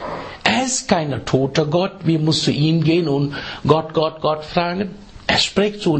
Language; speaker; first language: German; non-native, fluent; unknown